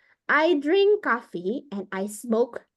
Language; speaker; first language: English; non-native, local second language; Indonesian